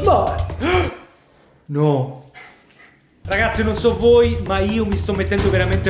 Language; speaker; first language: Italian; native; Italian